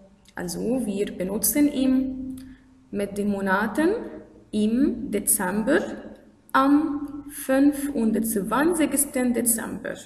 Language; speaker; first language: German; non-native, fluent; Arabic